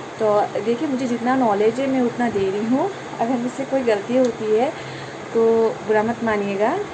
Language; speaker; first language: Hindi; non-native, local second language; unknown